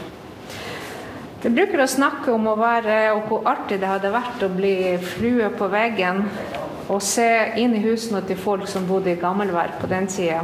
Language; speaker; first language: Norwegian; non-native, fluent; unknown